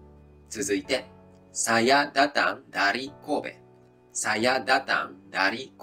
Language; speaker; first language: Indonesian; non-native, fluent; Japanese